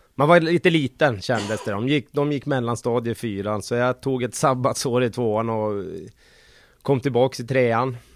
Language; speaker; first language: Swedish; native; Swedish